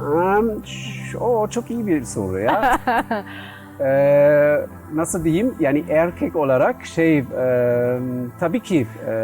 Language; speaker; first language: Turkish; non-native, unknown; German